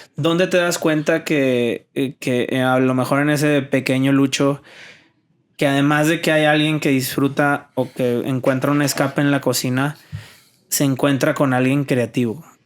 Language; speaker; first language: Spanish; native; Spanish